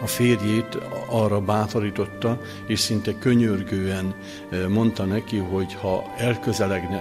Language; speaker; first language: Hungarian; native; Hungarian